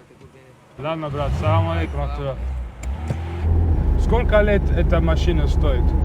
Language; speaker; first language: Russian; non-native, learner; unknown